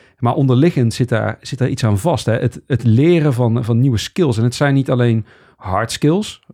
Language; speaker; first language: Dutch; native; Dutch